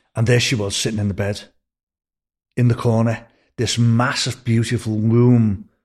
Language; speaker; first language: English; native; English